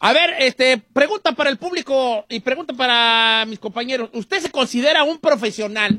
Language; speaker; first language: Spanish; native; Spanish